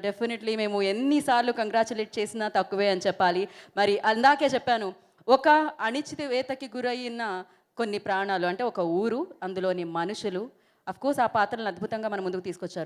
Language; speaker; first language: Telugu; native; Telugu